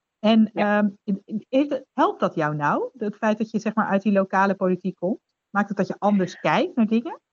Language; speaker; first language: Dutch; native; Dutch